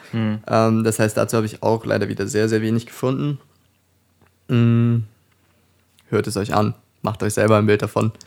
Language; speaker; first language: German; native; German